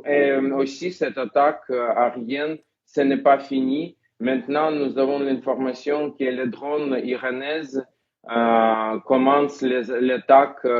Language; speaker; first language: French; non-native, fluent; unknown